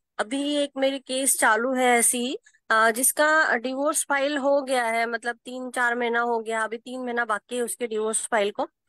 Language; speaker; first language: Hindi; non-native, local second language; Marathi